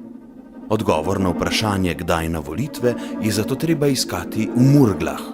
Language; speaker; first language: Slovenian; native; Slovenian